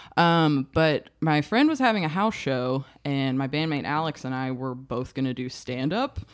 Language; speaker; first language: English; native; English